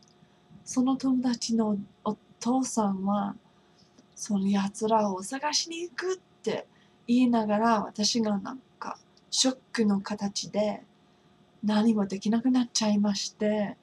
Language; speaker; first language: Japanese; non-native, fluent; English